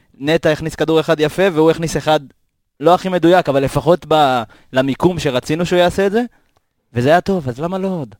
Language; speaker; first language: Hebrew; native; Hebrew